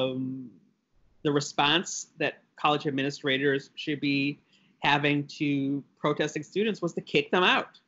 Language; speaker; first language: English; native; English